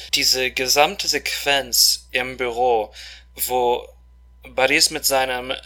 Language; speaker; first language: German; non-native, fluent; Russian